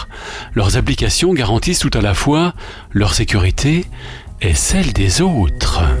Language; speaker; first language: French; native; French